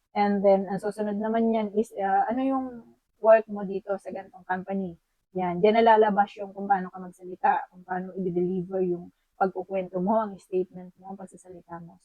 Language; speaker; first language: Filipino; native; Filipino